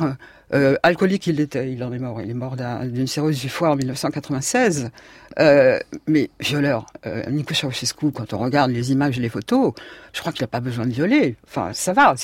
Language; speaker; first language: French; native; French